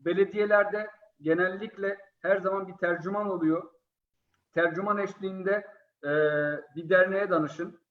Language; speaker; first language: Turkish; early bilingual, heritage; Turkish